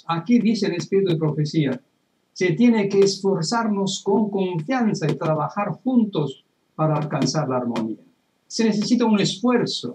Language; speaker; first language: Spanish; non-native, fluent; Italian